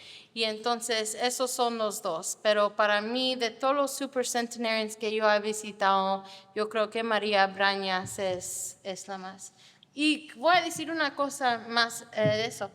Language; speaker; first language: Spanish; non-native, fluent; English